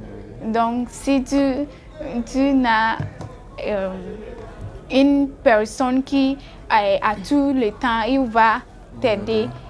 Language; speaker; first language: French; non-native, learner; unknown